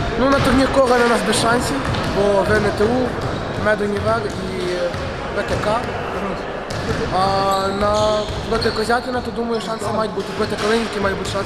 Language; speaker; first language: Ukrainian; native; Ukrainian